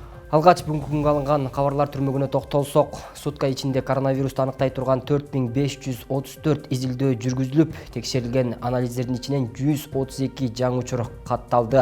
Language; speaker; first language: Kyrgyz; native; Kyrgyz